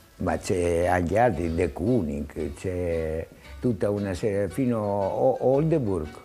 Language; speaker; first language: Italian; non-native, fluent; Greek